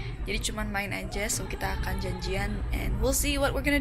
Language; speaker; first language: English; non-native, fluent; Indonesian